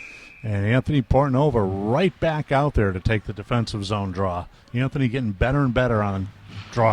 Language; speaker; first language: English; native; English